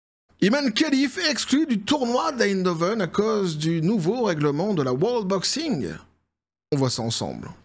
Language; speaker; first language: French; native; French